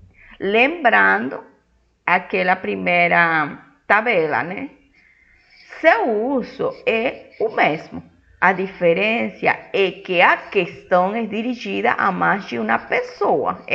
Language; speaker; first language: Portuguese; non-native, fluent; Spanish